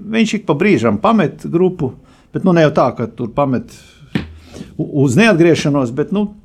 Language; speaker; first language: Latvian; native; Latvian